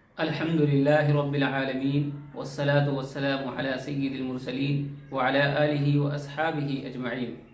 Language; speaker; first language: Urdu; native; Urdu